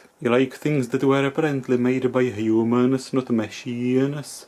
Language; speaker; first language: English; non-native, fluent; Czech